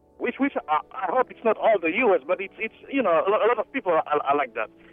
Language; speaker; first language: English; non-native, fluent; Haitian Creole